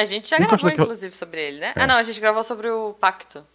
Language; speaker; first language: Portuguese; native; Portuguese